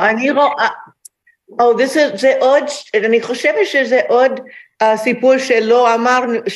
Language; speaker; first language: Hebrew; non-native, learner; English